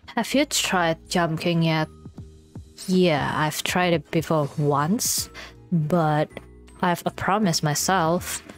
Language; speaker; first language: English; non-native, fluent; Indonesian